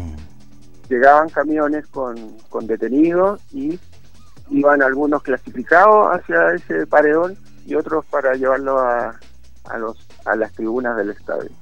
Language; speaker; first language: Spanish; native; Spanish